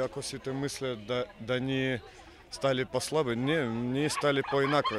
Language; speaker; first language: Macedonian; non-native, fluent; Russian